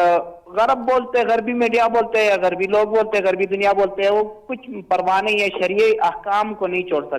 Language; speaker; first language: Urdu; non-native, learner; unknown